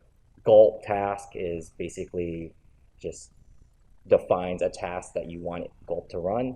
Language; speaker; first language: English; native; English